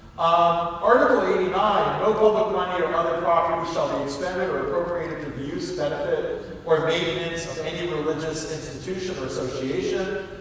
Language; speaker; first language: English; native; English